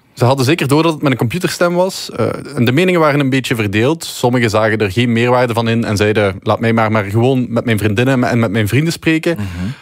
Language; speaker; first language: Dutch; native; Dutch